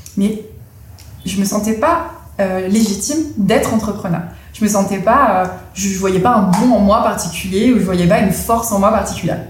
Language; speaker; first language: French; native; French